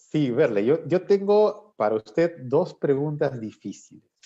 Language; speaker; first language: Spanish; native; Spanish